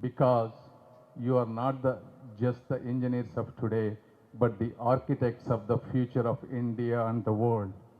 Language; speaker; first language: English; non-native, local second language; Telugu